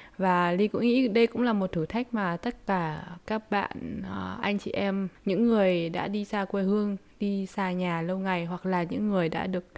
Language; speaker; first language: Vietnamese; early bilingual, heritage; Vietnamese